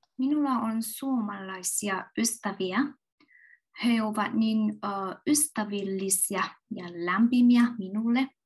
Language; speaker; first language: Finnish; non-native, learner; Vietnamese